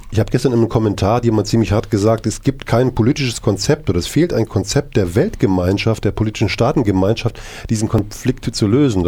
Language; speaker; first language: German; native; German